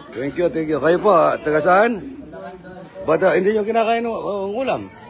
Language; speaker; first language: Filipino; non-native, local second language; Pampanga